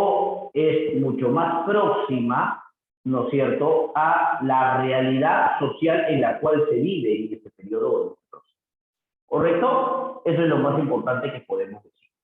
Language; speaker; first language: Spanish; native; Spanish